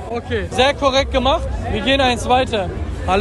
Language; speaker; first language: German; native; German